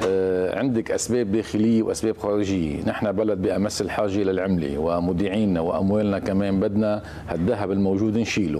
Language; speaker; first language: Arabic; native; Arabic